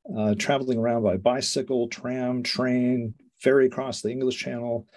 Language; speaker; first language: English; native; English